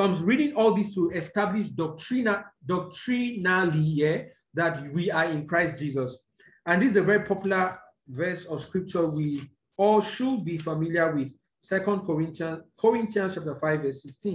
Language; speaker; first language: English; non-native, local second language; Yoruba